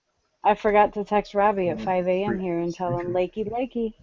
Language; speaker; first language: English; native; English